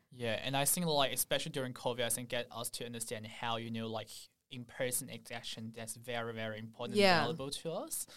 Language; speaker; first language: English; non-native, fluent; Chinese